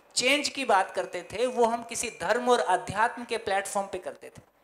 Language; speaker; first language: Hindi; native; Hindi